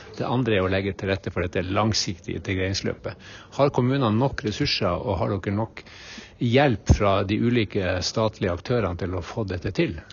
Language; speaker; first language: Norwegian; native; Norwegian